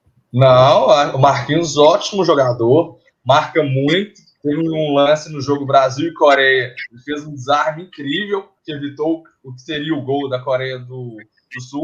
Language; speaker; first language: Portuguese; native; Portuguese